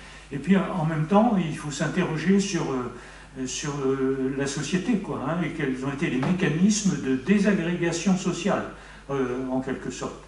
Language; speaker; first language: French; native; French